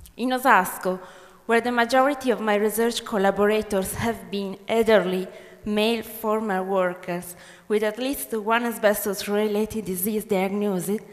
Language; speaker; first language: English; non-native, fluent; Italian